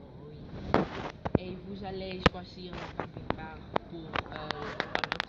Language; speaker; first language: French; non-native, learner; Dutch